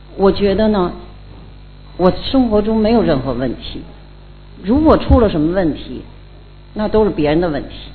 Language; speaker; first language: Chinese; native; Chinese